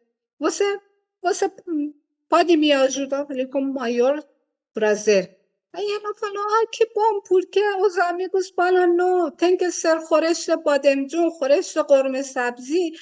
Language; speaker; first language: Portuguese; non-native, fluent; Persian